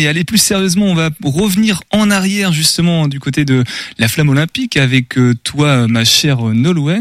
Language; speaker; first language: French; native; French